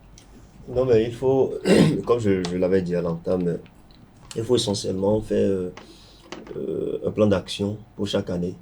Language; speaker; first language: French; non-native, local second language; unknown